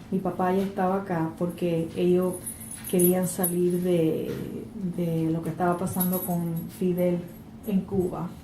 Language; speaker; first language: Spanish; native; Spanish